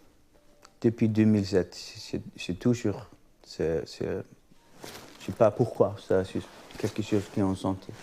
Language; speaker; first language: French; non-native, learner; Icelandic